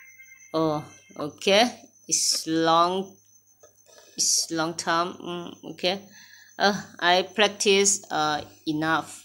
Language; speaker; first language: English; non-native, learner; Thai